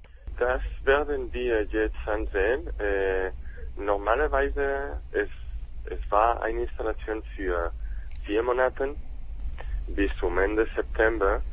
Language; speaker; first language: German; non-native, learner; Spanish